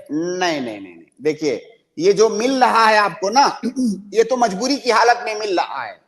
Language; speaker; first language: Urdu; native; Urdu